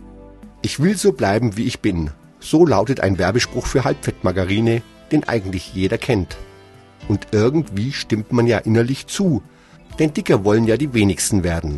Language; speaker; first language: German; native; German